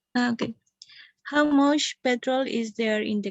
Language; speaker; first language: English; non-native, learner; Spanish